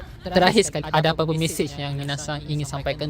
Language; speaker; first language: Malay; native; Malay